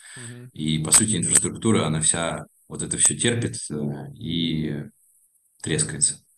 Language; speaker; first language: Russian; native; Russian